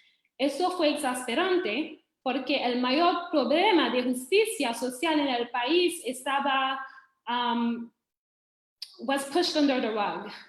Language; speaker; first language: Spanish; non-native, fluent; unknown